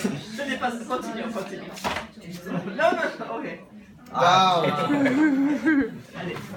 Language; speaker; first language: French; non-native, fluent; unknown